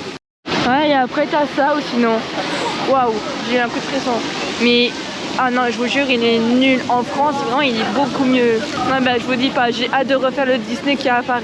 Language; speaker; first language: French; native; French